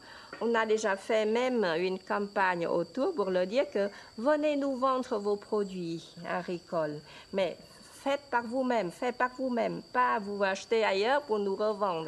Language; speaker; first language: French; non-native, fluent; Vietnamese